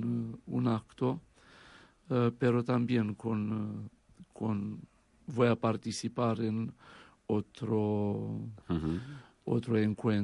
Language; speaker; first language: Spanish; non-native, fluent; Romanian